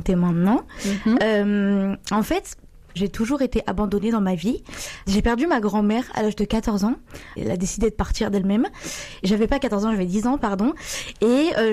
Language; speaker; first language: French; native; French